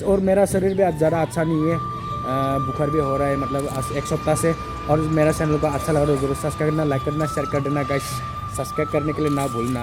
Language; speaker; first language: Hindi; non-native, local second language; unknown